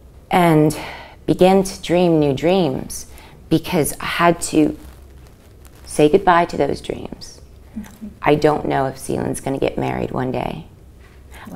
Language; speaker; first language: English; early bilingual, other home language; Spanish